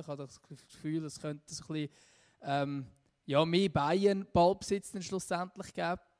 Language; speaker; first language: German; native; German